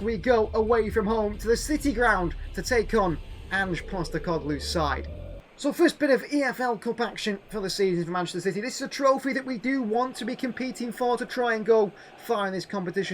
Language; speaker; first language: English; native; English